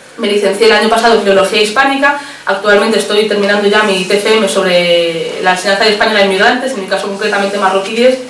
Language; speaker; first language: Spanish; early bilingual, other home language; Arabic